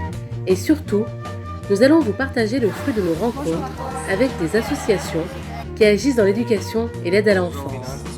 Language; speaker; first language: French; native; French